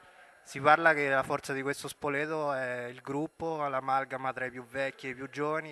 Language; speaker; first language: Italian; native; Italian